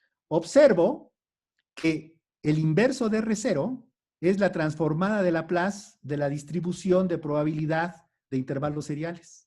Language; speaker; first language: Spanish; native; Spanish